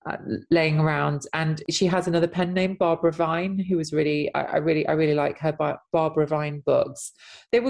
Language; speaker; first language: English; native; English